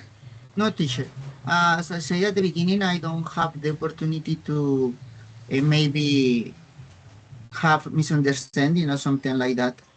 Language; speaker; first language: English; non-native, learner; Spanish